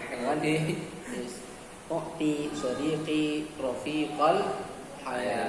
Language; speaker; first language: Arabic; non-native, fluent; Indonesian